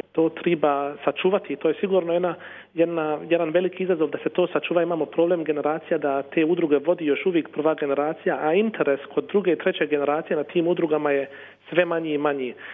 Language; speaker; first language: Croatian; early bilingual, heritage; Croatian